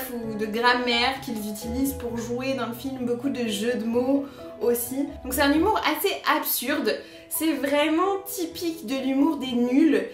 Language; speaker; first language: French; native; French